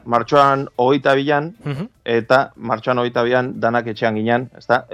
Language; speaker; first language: Basque; native; Basque